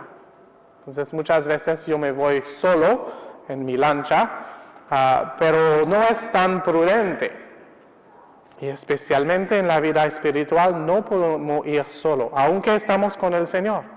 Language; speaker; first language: Spanish; non-native, fluent; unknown